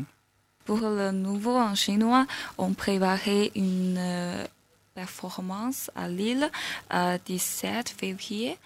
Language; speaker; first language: French; non-native, learner; Chinese